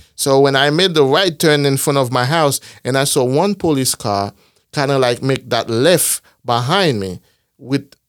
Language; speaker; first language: English; non-native, fluent; Haitian Creole